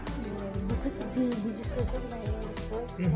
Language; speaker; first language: English; non-native, learner; Japanese